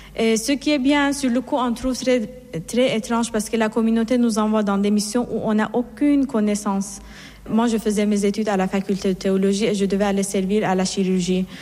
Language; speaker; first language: French; non-native, fluent; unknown